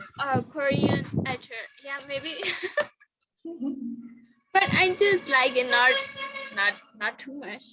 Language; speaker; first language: English; non-native, learner; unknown